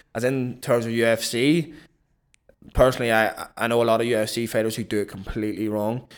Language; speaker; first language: English; native; English